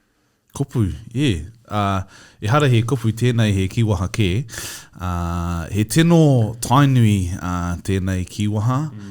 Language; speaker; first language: Māori; non-native, learner; English